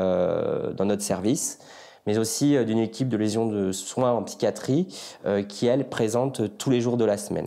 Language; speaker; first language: French; native; French